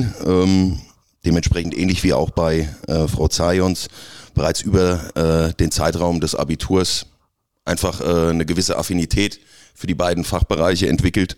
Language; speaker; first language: German; native; German